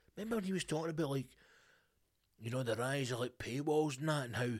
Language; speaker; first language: English; native; English